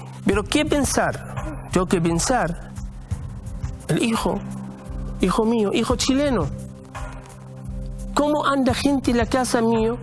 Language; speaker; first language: Spanish; non-native, learner; Arabic